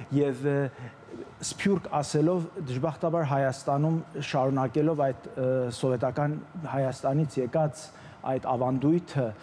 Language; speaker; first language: Armenian; early bilingual, heritage; Armenian